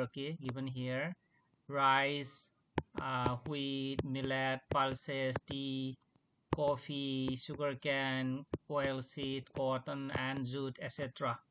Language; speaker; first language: English; non-native, local second language; Manipuri